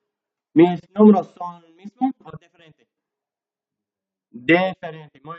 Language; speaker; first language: Spanish; non-native, learner; English